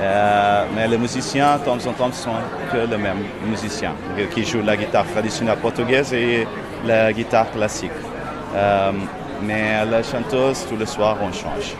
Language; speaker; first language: French; non-native, fluent; Portuguese